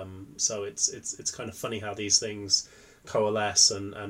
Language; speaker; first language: English; native; English